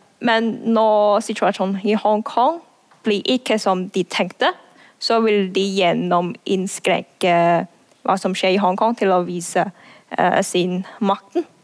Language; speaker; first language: Norwegian; non-native, fluent; Cantonese